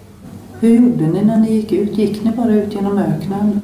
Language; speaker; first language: Swedish; native; Swedish